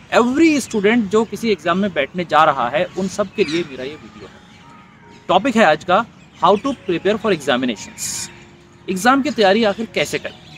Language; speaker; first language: Hindi; native; Hindi